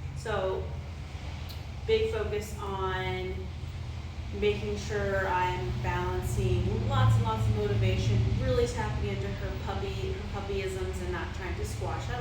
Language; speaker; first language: English; native; English